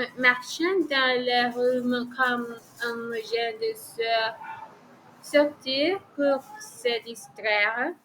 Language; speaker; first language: French; non-native, learner; Spanish